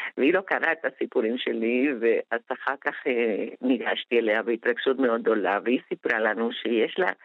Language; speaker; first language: Hebrew; non-native, fluent; Spanish